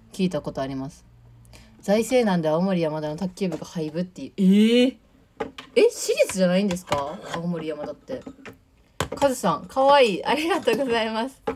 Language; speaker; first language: Japanese; native; Japanese